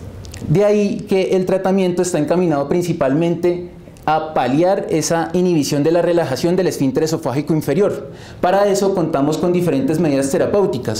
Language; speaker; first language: Spanish; native; Spanish